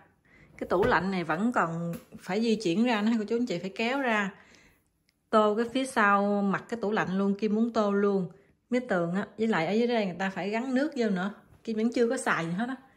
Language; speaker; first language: Vietnamese; native; Vietnamese